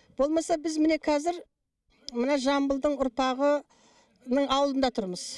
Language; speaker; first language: Kazakh; native; Kazakh